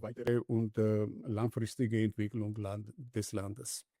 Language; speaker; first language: German; non-native, learner; Georgian